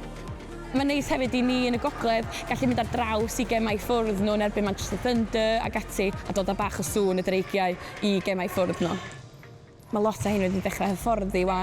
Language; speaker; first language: Welsh; native; Welsh